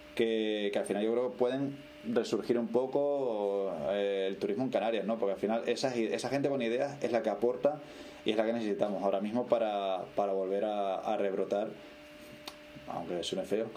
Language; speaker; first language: Spanish; native; Spanish